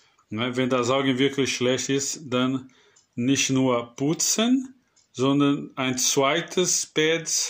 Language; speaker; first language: German; non-native, fluent; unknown